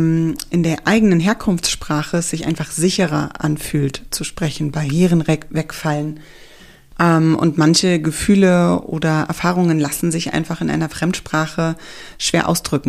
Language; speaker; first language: German; native; German